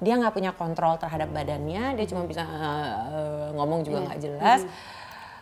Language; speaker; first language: Indonesian; native; Indonesian